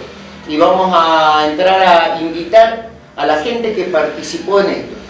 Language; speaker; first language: Spanish; native; Spanish